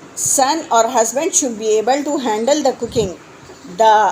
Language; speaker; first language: English; non-native, local second language; Urdu